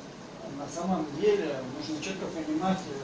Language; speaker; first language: Russian; native; Russian